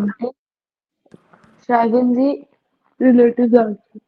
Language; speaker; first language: German; non-native, learner; Hindi